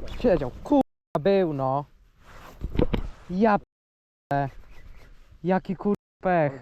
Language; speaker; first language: Polish; native; Polish